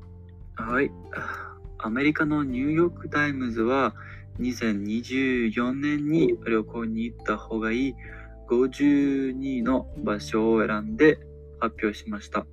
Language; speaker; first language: Japanese; non-native, learner; Ukrainian